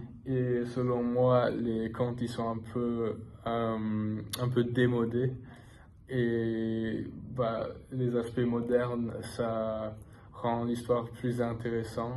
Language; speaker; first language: French; non-native, fluent; English